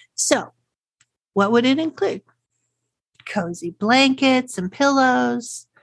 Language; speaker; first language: English; native; English